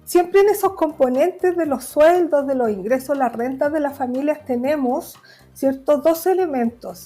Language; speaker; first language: Spanish; native; Spanish